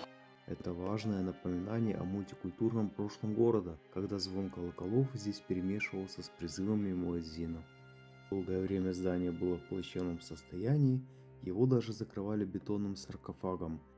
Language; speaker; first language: Russian; native; Russian